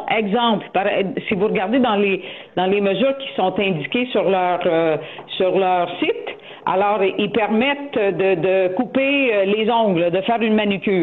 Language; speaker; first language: French; native; French